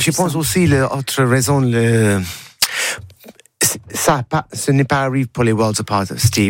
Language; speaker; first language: French; non-native, learner; English